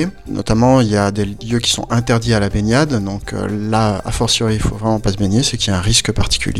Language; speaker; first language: French; native; French